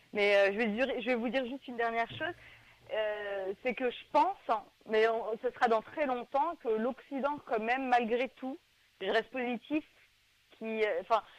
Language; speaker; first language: French; native; French